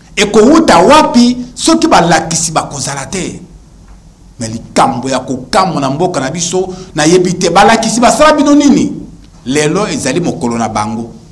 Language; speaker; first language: Lingala; native; Lingala